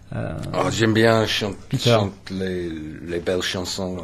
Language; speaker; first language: French; non-native, learner; English